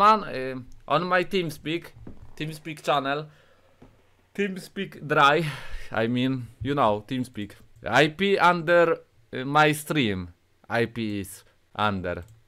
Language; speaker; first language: English; non-native, learner; Polish